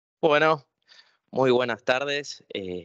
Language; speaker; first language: Spanish; native; Spanish